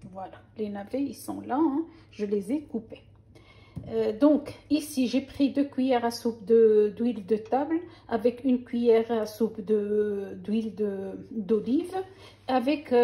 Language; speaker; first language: French; non-native, local second language; Arabic